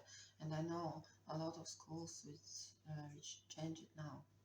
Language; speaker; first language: English; non-native, learner; Russian